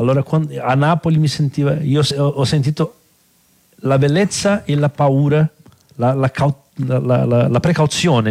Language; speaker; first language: Italian; non-native, fluent; Portuguese